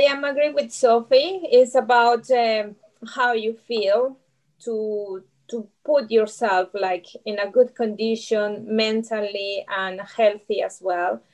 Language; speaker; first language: English; non-native, fluent; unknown